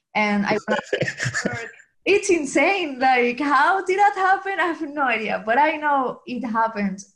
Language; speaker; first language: English; non-native, fluent; Spanish